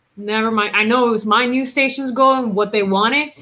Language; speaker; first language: English; non-native, fluent; Spanish